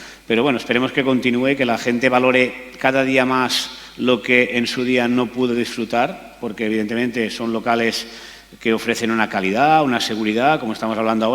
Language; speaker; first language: Spanish; native; Spanish